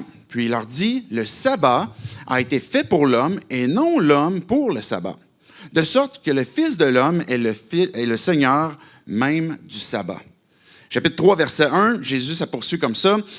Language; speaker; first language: French; native; French